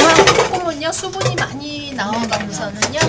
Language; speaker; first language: Korean; native; Korean